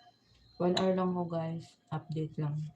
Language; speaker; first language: Filipino; non-native, local second language; Bikol